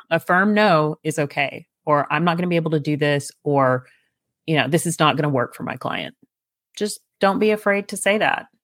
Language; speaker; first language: English; native; English